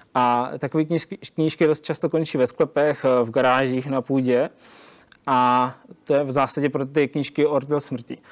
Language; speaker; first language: Czech; native; Czech